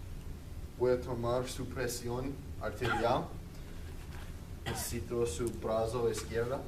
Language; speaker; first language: Spanish; non-native, learner; English